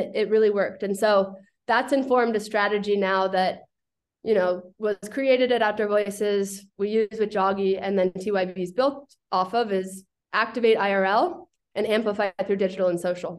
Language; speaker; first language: English; native; English